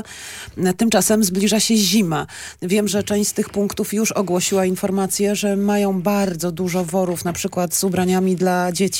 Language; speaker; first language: Polish; native; Polish